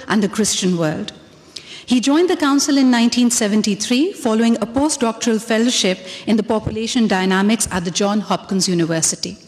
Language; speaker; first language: English; non-native, local second language; Hindi